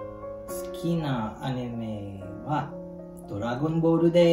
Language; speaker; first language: Japanese; non-native, learner; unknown